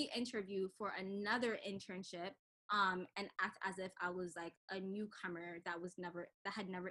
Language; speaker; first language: English; non-native, local second language; French